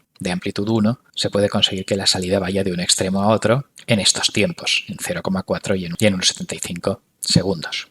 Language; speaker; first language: Spanish; native; Spanish